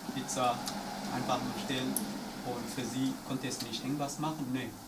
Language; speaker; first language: German; non-native, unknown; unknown